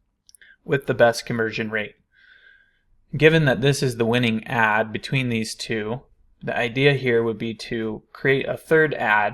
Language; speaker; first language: English; native; English